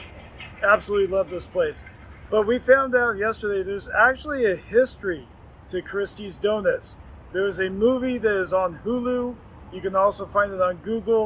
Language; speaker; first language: English; native; English